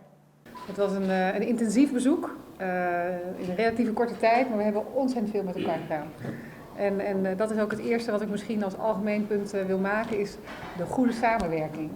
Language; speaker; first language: Dutch; native; Dutch